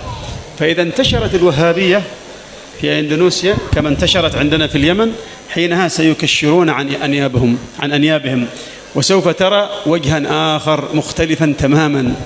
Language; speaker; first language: Arabic; native; Arabic